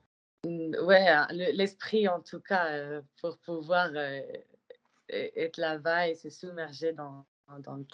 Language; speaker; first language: French; non-native, fluent; Spanish